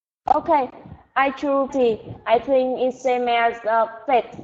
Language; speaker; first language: English; non-native, learner; Vietnamese